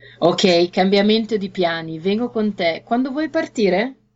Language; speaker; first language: Italian; native; Italian